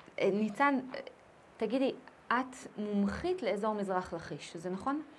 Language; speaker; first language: Hebrew; native; Hebrew